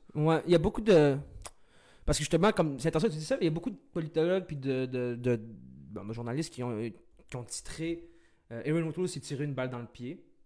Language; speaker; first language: French; early bilingual, other home language; Arabic